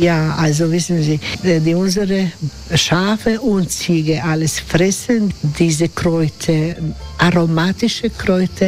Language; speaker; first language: German; non-native, learner; Croatian